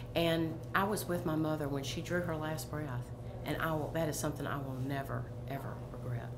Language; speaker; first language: English; native; English